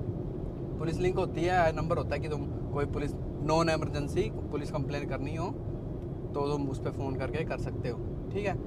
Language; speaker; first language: Hindi; native; Hindi